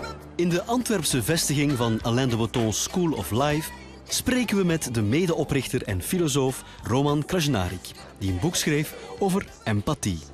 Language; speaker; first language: Dutch; native; Dutch